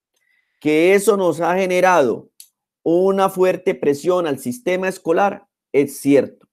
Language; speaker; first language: Spanish; native; Spanish